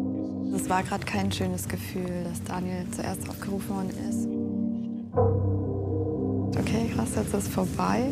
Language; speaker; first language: German; native; German